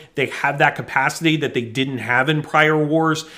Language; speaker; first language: English; native; English